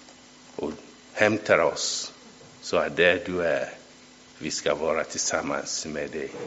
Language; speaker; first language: Swedish; non-native, fluent; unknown